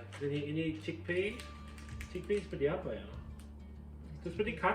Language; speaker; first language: Indonesian; non-native, fluent; English